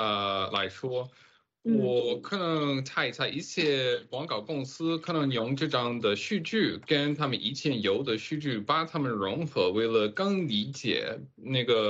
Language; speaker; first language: Chinese; non-native, fluent; English